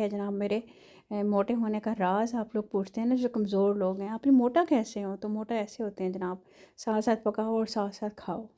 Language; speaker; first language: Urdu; non-native, local second language; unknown